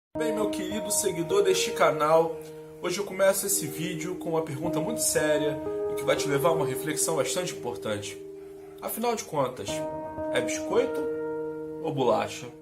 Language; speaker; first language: Portuguese; native; Portuguese